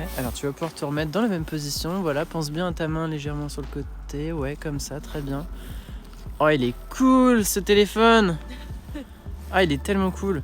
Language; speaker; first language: French; native; French